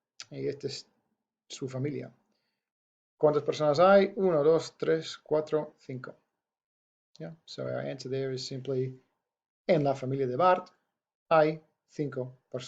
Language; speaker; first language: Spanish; non-native, fluent; English